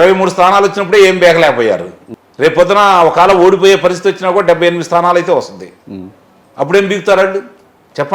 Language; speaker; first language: Telugu; native; Telugu